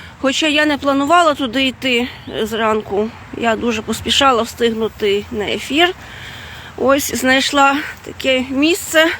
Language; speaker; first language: Ukrainian; non-native, fluent; Lithuanian